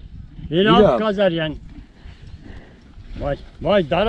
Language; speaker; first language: Russian; non-native, learner; Armenian